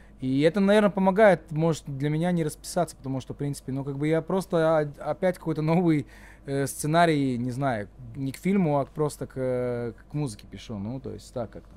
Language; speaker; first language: Russian; non-native, local second language; Latvian